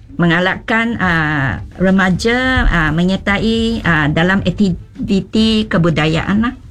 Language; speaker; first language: Malay; non-native, local second language; Chinese